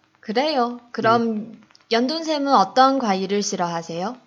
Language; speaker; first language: Korean; non-native, fluent; Chinese